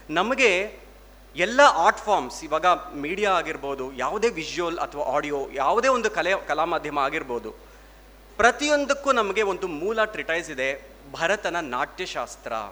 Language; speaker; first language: Kannada; non-native, local second language; Telugu